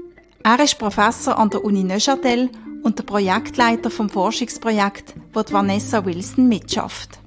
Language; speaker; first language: German; native; German